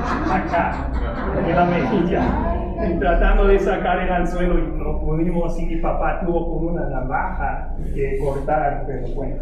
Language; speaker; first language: Spanish; non-native, fluent; English